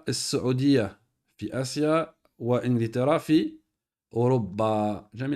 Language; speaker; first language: Arabic; non-native, fluent; French